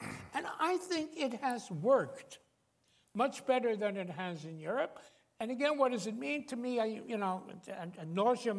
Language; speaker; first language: English; native; English